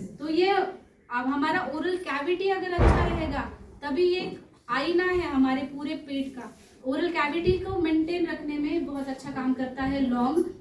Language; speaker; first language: Hindi; non-native, local second language; Marathi